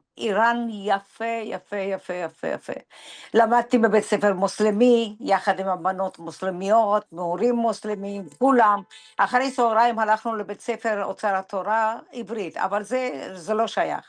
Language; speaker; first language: Hebrew; non-native, fluent; Persian